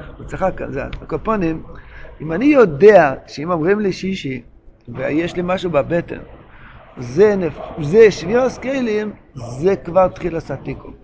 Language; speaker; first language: Hebrew; non-native, local second language; Yiddish